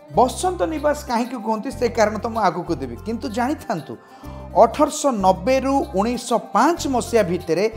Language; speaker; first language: Hindi; non-native, local second language; Odia